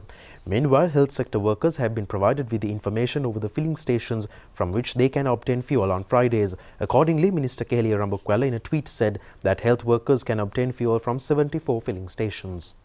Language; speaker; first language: English; non-native, local second language; Sinhala